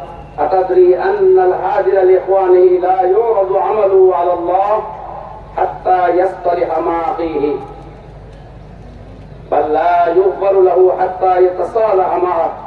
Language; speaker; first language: Arabic; non-native, fluent; Bangla